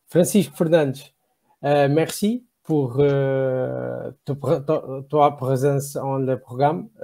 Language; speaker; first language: French; non-native, learner; Portuguese